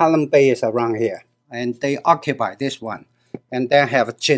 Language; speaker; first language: English; non-native, learner; Cantonese